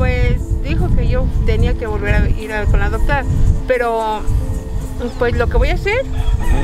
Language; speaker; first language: Spanish; native; Spanish